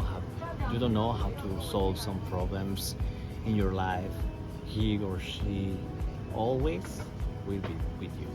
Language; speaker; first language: English; non-native, learner; Spanish